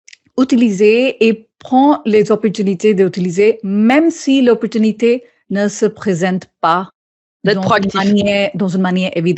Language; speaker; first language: French; non-native, fluent; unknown